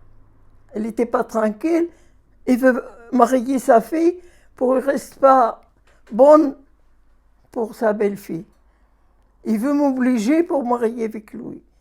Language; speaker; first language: French; non-native, learner; Arabic